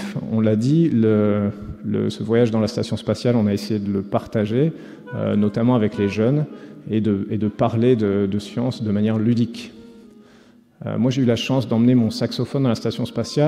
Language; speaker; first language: French; native; French